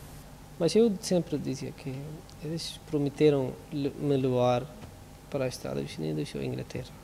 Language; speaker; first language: Portuguese; non-native, learner; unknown